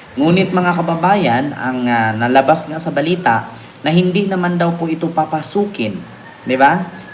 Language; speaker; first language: Filipino; non-native, local second language; Cebuano